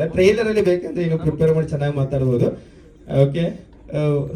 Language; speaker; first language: Kannada; non-native, fluent; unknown